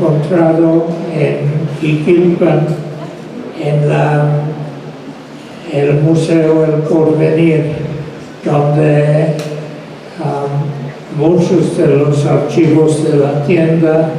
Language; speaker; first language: Spanish; non-native, fluent; English